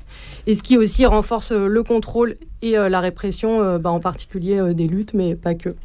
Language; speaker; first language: French; native; French